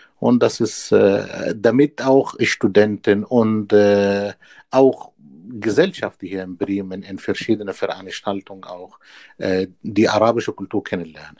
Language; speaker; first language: German; non-native, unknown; Arabic